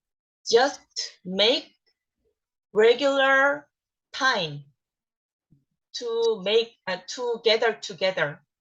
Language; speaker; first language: English; non-native, learner; Korean